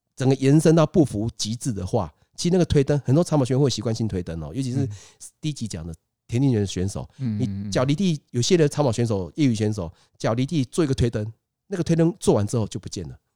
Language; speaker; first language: Chinese; native; Chinese